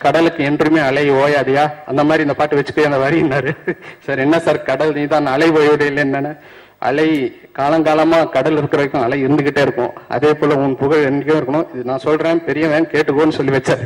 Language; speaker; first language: Tamil; native; Tamil